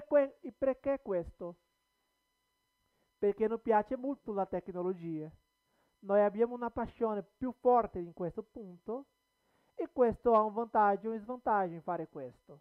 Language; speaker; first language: Italian; non-native, learner; Portuguese